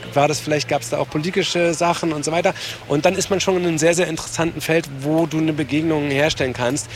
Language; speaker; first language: German; native; German